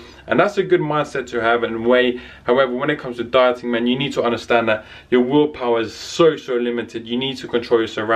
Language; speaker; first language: English; native; English